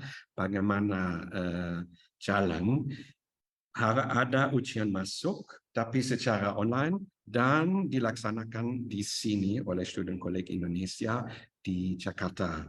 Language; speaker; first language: Indonesian; non-native, fluent; German